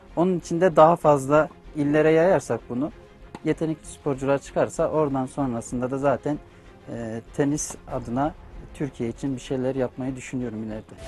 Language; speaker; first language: Turkish; native; Turkish